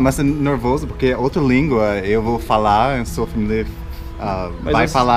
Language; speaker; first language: Portuguese; non-native, learner; English